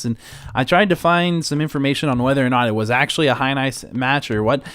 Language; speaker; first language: English; native; English